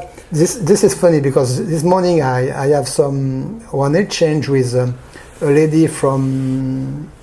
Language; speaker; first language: English; non-native, learner; French